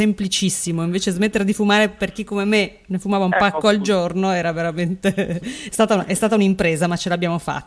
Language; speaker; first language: Italian; native; Italian